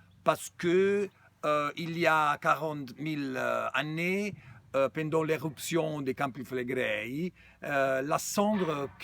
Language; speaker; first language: French; non-native, fluent; Italian